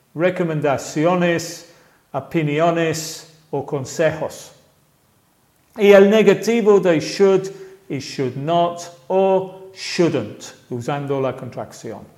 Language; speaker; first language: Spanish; non-native, fluent; English